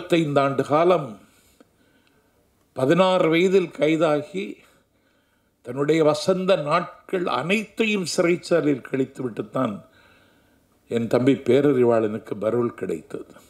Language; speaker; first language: Tamil; native; Tamil